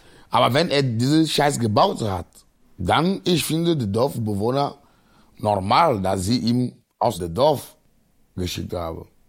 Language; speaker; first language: German; non-native, fluent; Ewe